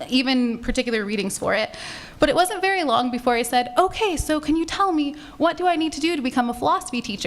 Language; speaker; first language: English; native; English